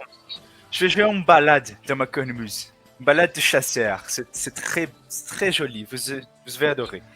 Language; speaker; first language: French; non-native, learner; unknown